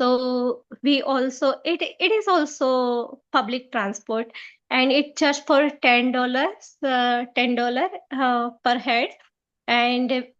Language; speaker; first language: English; non-native, learner; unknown